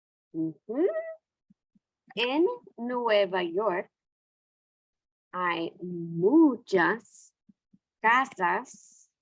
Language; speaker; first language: Spanish; non-native, fluent; English